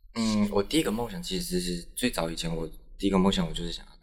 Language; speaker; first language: Chinese; native; Chinese